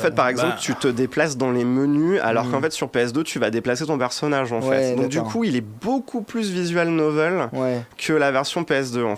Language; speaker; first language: French; native; French